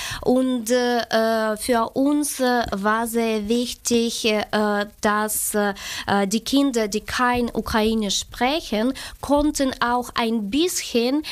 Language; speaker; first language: German; non-native, fluent; Ukrainian